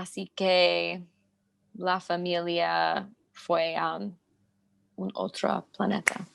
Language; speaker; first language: Spanish; non-native, learner; English